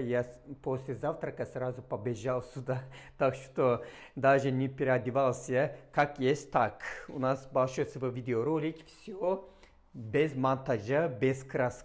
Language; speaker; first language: Russian; non-native, learner; Turkish